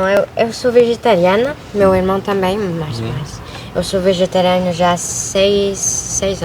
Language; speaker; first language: Portuguese; early bilingual, other home language; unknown